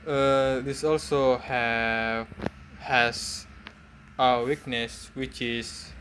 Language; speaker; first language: English; non-native, learner; Indonesian